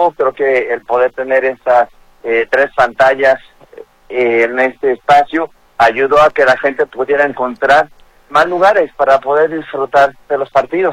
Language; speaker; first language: Spanish; native; Spanish